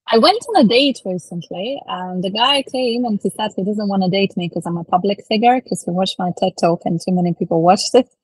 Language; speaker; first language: English; non-native, fluent; Russian